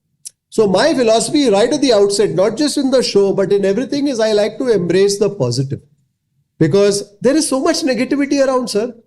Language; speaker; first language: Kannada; non-native, local second language; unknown